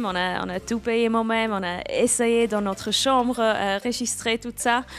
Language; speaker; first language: French; non-native, local second language; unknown